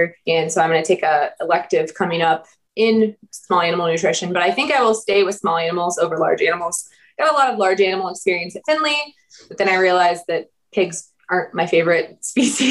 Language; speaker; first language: English; native; English